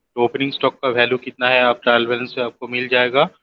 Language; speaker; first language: Hindi; non-native, local second language; Bangla